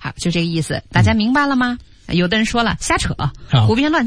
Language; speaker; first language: Chinese; native; Chinese